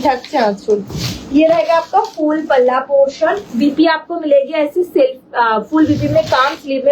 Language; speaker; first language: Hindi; non-native, local second language; Bangla